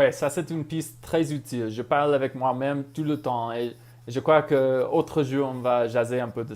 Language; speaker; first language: French; non-native, fluent; English